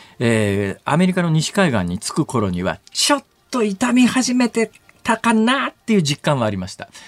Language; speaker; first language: Japanese; native; Japanese